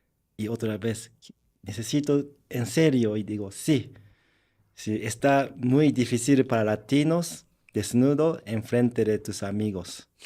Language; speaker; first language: Spanish; non-native, learner; Japanese